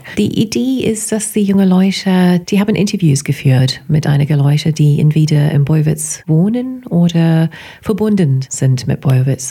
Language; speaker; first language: German; non-native, fluent; English